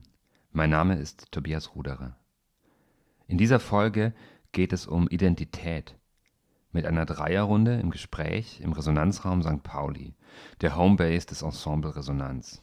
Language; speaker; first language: German; native; German